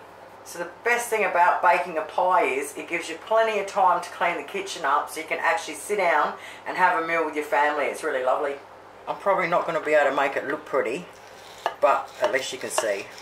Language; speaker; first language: English; native; English